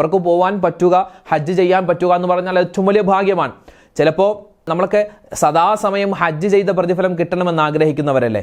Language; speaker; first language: Malayalam; native; Malayalam